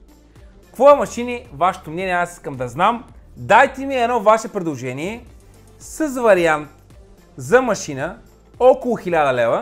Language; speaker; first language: Bulgarian; native; Bulgarian